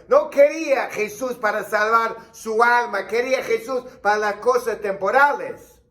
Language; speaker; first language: Spanish; non-native, fluent; English